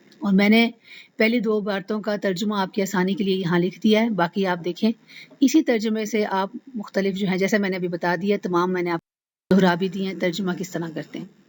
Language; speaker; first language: Urdu; native; Urdu